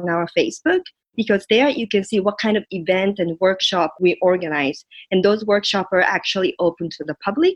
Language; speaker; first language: English; non-native, fluent; Japanese